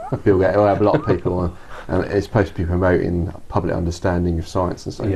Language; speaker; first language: English; native; English